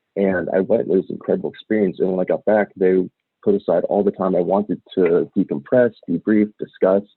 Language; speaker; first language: English; native; English